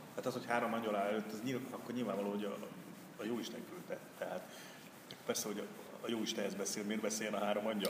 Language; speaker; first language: Hungarian; native; Hungarian